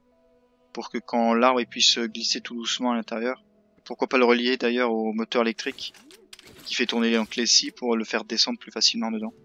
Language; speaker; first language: French; native; French